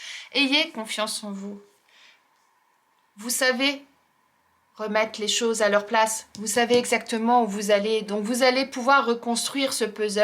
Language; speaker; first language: French; native; French